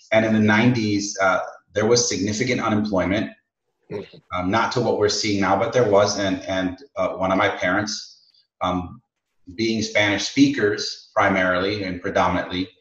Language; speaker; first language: English; native; English